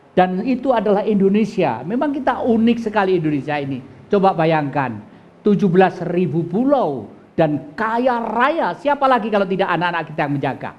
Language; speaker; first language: Indonesian; non-native, local second language; Javanese